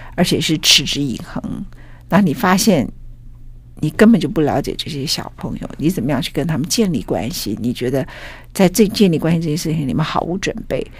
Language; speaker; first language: Chinese; native; Chinese